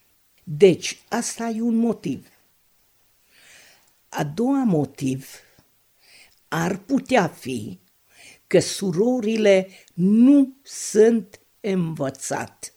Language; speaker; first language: Romanian; non-native, local second language; Hungarian